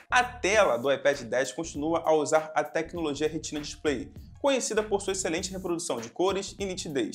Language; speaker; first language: Portuguese; native; Portuguese